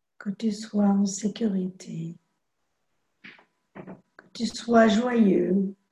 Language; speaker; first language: French; non-native, fluent; German